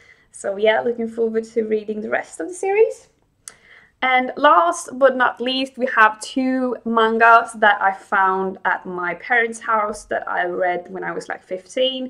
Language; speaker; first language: English; non-native, fluent; Swedish